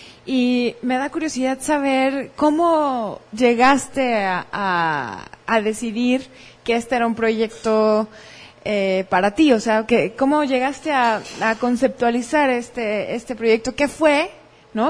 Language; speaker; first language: Spanish; native; Spanish